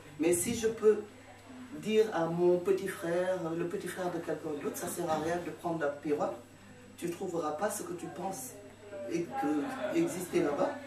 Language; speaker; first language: French; non-native, local second language; Fula